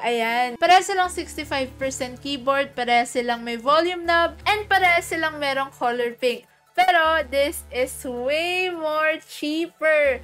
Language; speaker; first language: English; non-native, local second language; Filipino